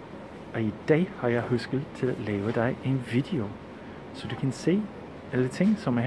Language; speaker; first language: Danish; non-native, fluent; English